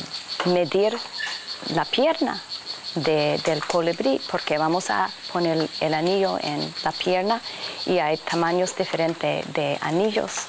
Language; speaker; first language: Spanish; non-native, fluent; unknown